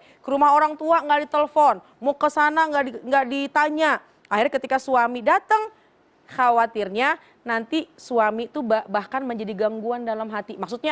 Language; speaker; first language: Indonesian; native; Indonesian